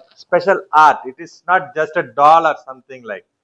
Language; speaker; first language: English; non-native, local second language; Tamil